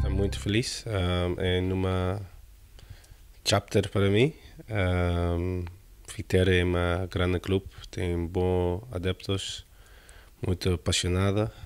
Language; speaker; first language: Portuguese; non-native, learner; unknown